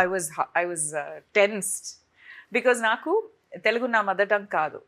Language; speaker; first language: Telugu; non-native, fluent; Tamil